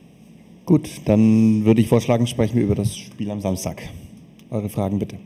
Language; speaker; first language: German; native; German